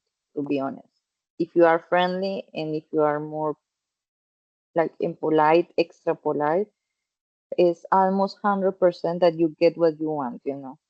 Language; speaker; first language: English; non-native, fluent; Spanish